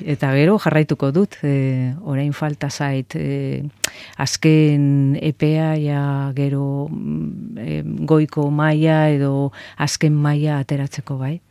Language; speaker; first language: Basque; non-native, local second language; Spanish